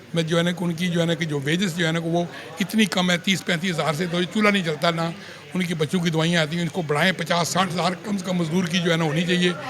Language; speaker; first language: Urdu; non-native, local second language; Punjabi